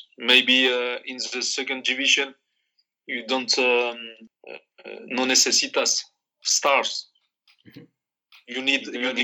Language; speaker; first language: English; non-native, learner; Arabic